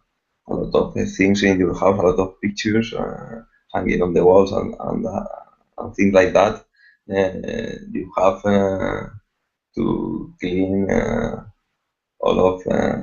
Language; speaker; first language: English; non-native, learner; Spanish